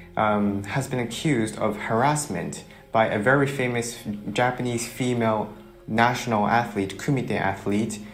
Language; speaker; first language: English; early bilingual, other home language; Japanese